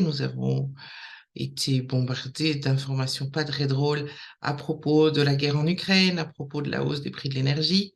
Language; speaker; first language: French; native; French